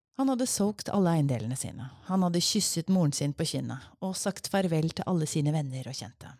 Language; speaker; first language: Norwegian; native; Norwegian